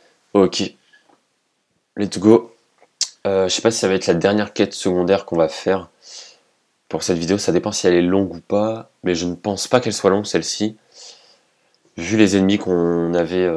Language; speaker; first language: French; native; French